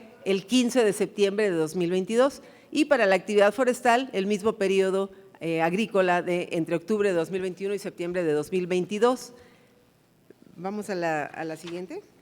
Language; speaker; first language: Spanish; native; Spanish